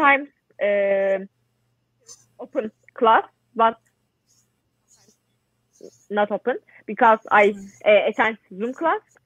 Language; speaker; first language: English; non-native, learner; Turkish